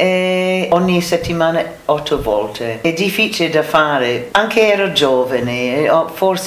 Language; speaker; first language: Italian; non-native, learner; English